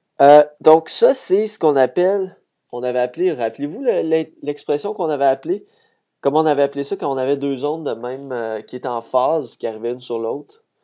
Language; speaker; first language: French; native; French